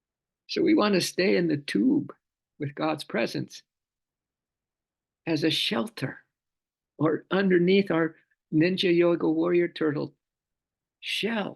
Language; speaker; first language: English; native; English